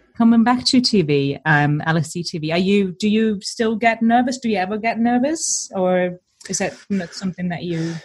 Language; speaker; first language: English; non-native, fluent; German